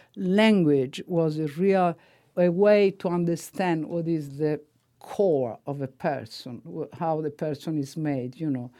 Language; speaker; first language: English; non-native, fluent; Italian